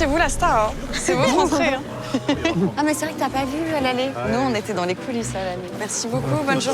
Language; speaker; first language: French; native; French